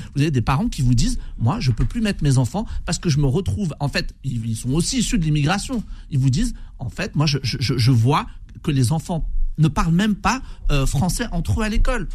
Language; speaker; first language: French; early bilingual, other home language; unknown